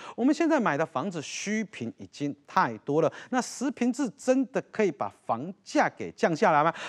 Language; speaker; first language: Chinese; native; Chinese